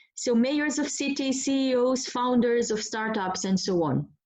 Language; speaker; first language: English; non-native, fluent; Dutch